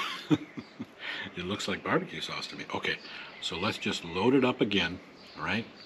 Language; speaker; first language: English; native; English